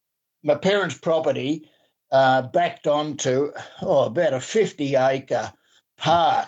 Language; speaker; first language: English; native; English